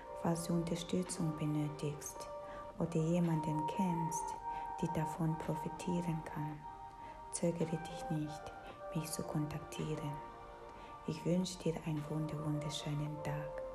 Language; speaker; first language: German; non-native, fluent; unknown